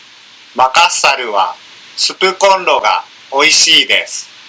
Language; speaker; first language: Japanese; non-native, learner; Indonesian